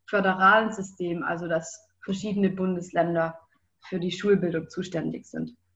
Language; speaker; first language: German; native; German